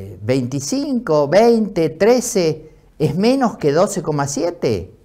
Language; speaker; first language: Spanish; native; Spanish